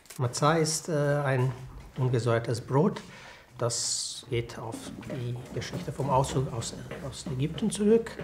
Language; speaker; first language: German; non-native, fluent; Croatian